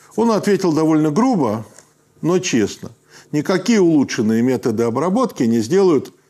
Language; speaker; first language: Russian; native; Russian